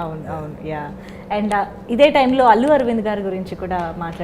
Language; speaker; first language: Telugu; native; Telugu